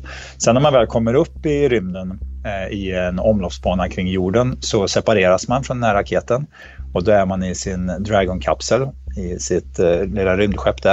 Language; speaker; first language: Swedish; native; Swedish